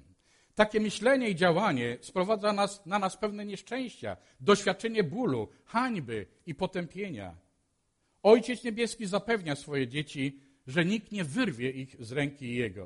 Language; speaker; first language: Polish; native; Polish